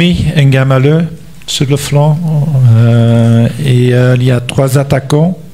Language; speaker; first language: French; non-native, local second language; Dutch